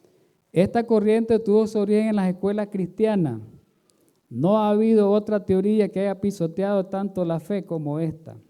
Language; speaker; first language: Spanish; native; Spanish